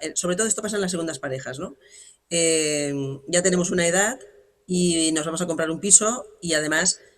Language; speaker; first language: Spanish; native; Spanish